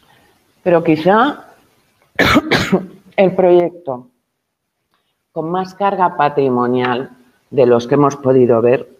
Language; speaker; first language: Spanish; native; Spanish